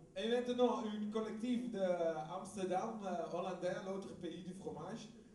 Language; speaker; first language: French; non-native, learner; Dutch